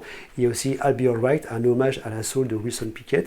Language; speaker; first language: French; native; French